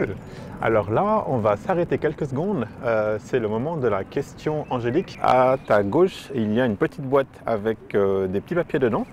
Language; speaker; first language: French; native; French